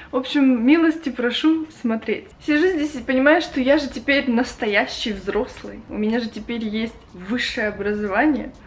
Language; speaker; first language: Russian; native; Russian